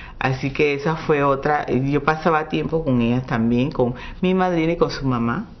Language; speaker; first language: Spanish; non-native, local second language; English